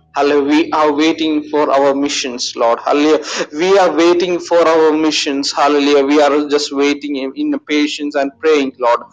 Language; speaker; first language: English; non-native, local second language; Malayalam